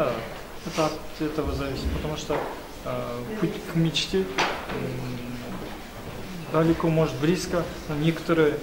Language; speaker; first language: Russian; non-native, local second language; Kazakh